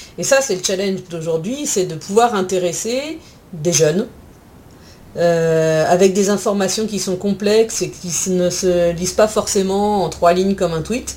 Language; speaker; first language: French; native; French